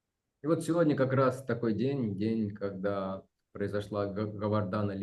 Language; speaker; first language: Russian; native; Russian